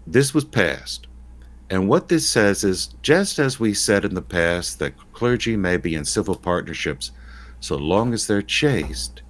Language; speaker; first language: English; native; English